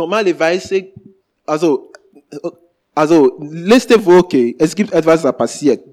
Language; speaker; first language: German; non-native, learner; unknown